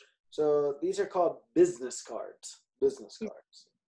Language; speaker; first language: English; native; English